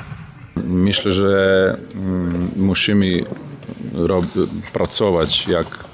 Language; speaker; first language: Polish; non-native, learner; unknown